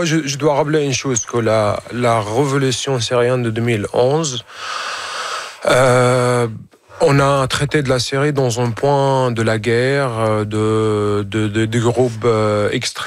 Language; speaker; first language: French; non-native, fluent; Arabic